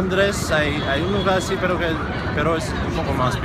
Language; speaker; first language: Spanish; non-native, fluent; English